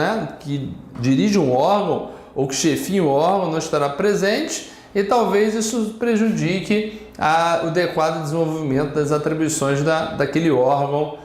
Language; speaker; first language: Portuguese; native; Portuguese